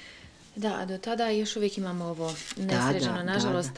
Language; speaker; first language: Serbian; native; Serbian